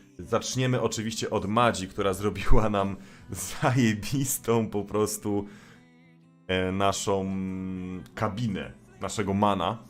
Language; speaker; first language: Polish; native; Polish